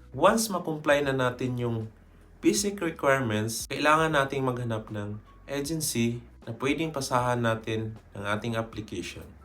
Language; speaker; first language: Filipino; native; Filipino